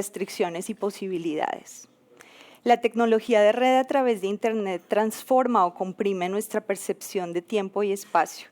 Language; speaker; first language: Spanish; native; Spanish